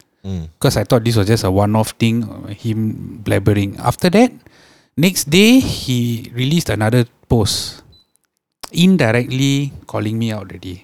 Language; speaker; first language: English; non-native, local second language; Tamil